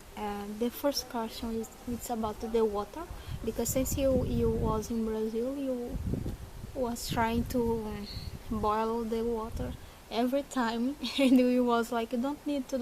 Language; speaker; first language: English; non-native, learner; Portuguese